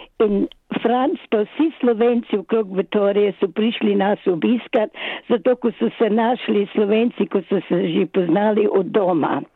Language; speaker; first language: Slovenian; early bilingual, other home language; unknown